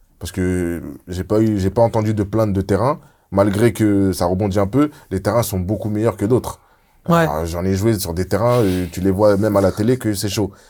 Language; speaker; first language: French; early bilingual, other home language; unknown